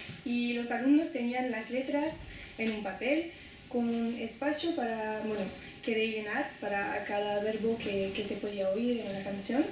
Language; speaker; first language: Spanish; non-native, fluent; French